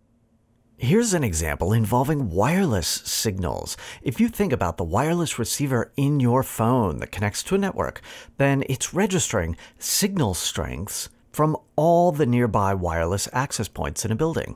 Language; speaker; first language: English; native; English